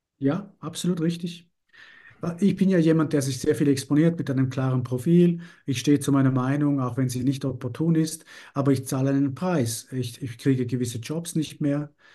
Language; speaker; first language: German; early bilingual, other home language; Spanish